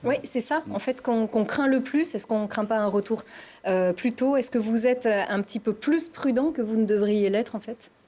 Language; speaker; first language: French; native; French